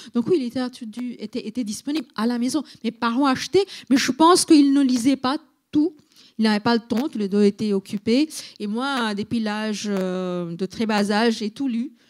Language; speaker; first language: French; non-native, fluent; Bangla